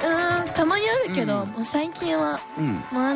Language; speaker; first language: Japanese; native; Japanese